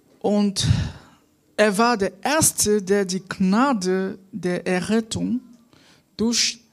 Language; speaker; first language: German; non-native, fluent; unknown